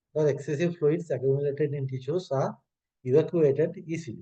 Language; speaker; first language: English; non-native, local second language; Sinhala